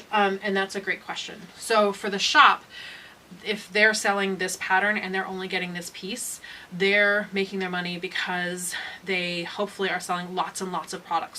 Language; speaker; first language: English; native; English